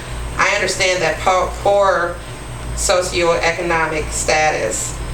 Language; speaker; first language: English; native; English